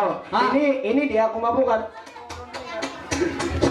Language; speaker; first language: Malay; non-native, local second language; Tausug